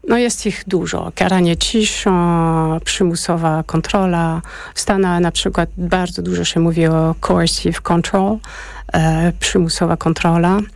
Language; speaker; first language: Polish; early bilingual, heritage; Polish